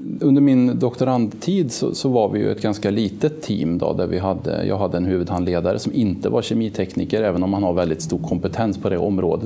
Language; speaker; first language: Swedish; native; Swedish